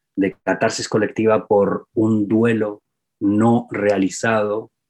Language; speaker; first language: Spanish; native; Spanish